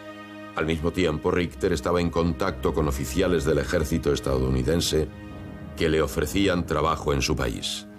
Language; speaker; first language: Spanish; native; Spanish